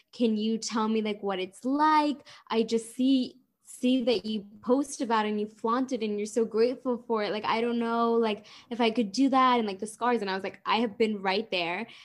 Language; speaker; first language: English; native; English